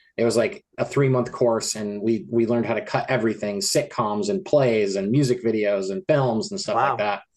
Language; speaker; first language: English; native; English